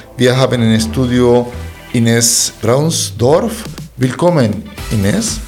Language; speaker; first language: German; non-native, fluent; Spanish